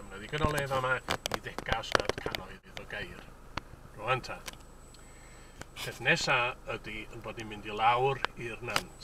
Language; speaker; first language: Welsh; native; Welsh